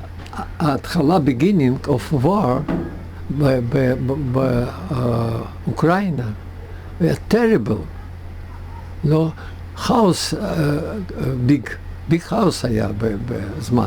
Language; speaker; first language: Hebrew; non-native, learner; Russian